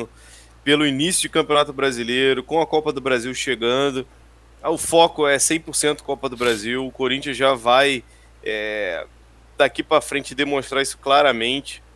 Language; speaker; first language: Portuguese; native; Portuguese